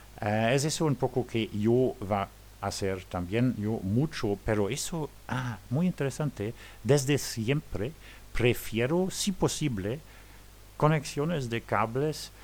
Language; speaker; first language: Spanish; non-native, fluent; Luxembourgish